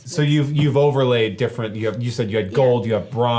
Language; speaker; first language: English; native; English